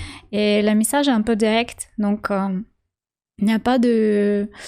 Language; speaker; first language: French; non-native, learner; Russian